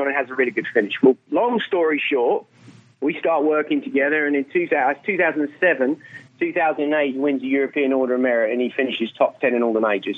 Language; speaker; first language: English; native; English